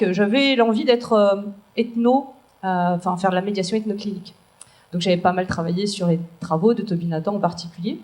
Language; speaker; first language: French; native; French